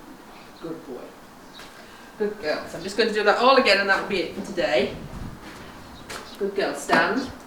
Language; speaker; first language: English; native; English